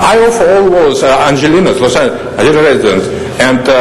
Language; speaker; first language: English; non-native, learner; Russian